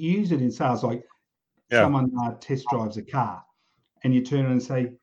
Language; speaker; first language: English; native; English